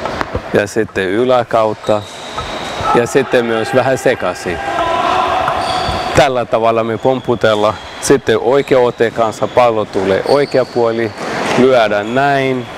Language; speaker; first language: Finnish; non-native, learner; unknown